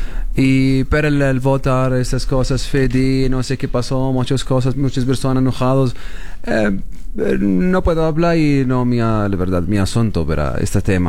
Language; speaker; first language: Spanish; non-native, learner; Arabic